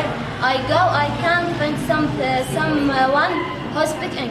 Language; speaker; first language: English; non-native, learner; Arabic